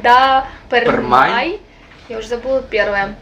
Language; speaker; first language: Russian; native; Russian